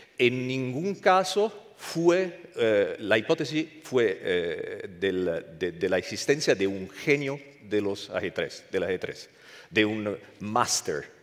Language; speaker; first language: Spanish; non-native, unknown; Italian